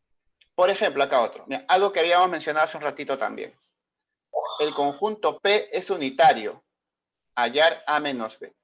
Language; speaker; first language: Spanish; native; Spanish